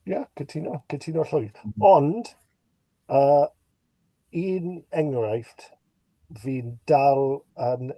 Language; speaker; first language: Welsh; native; Welsh